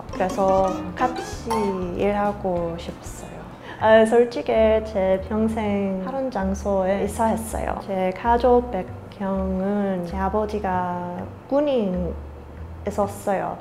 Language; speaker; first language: Korean; non-native, learner; English